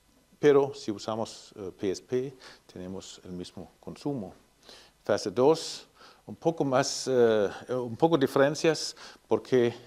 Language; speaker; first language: Spanish; non-native, fluent; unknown